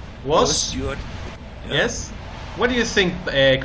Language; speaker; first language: English; non-native, fluent; Spanish